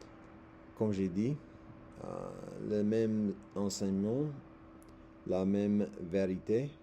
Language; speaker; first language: French; non-native, learner; English